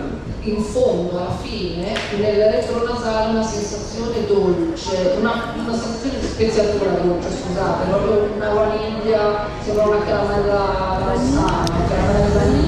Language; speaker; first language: Italian; native; Italian